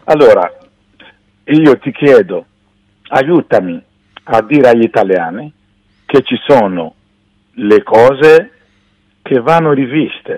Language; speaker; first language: Italian; non-native, fluent; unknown